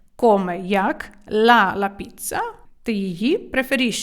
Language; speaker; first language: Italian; non-native, fluent; Ukrainian